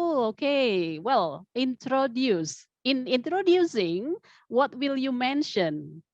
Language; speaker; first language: English; non-native, fluent; Indonesian